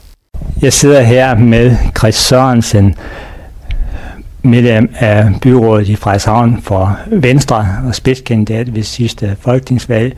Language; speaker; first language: Danish; native; Danish